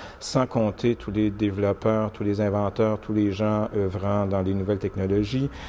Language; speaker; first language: French; native; French